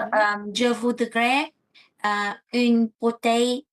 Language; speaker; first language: French; non-native, learner; Vietnamese